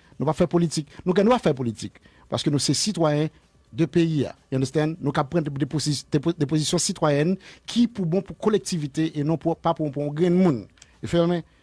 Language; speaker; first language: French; non-native, local second language; Haitian Creole